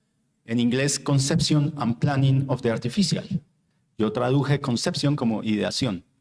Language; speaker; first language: Spanish; native; Spanish